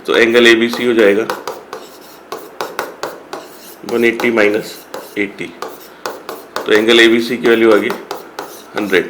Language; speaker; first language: Hindi; native; Hindi